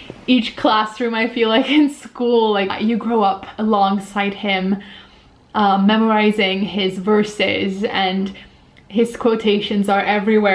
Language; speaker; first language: English; non-native, fluent; Russian